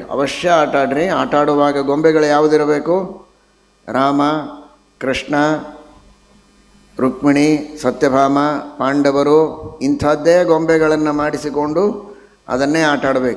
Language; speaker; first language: Kannada; native; Kannada